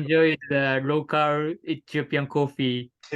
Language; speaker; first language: English; non-native, learner; Japanese